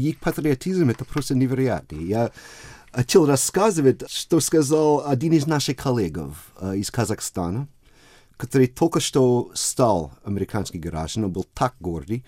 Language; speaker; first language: Russian; non-native, fluent; English